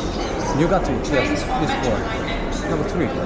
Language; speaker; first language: English; non-native, learner; Japanese